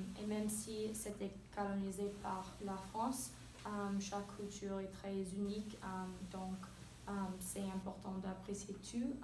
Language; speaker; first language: French; non-native, learner; English